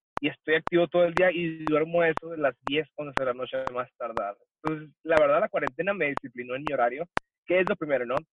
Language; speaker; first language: Spanish; early bilingual, heritage; Spanish